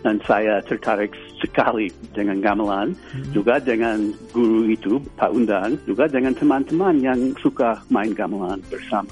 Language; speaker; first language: Indonesian; non-native, fluent; English